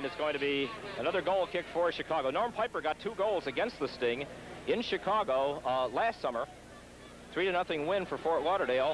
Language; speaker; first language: English; native; English